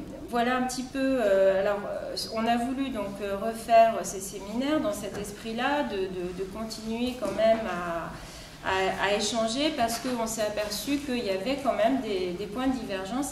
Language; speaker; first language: French; native; French